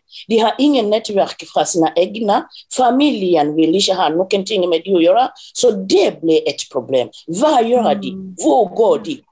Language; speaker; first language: Norwegian; non-native, fluent; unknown